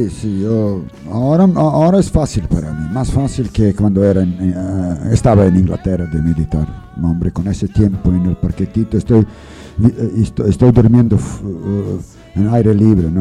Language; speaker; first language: Spanish; non-native, learner; English